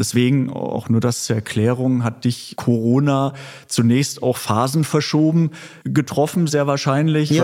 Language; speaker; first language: German; native; German